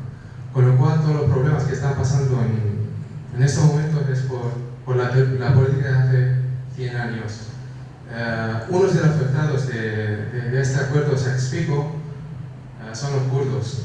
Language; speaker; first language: Spanish; non-native, fluent; Kurdish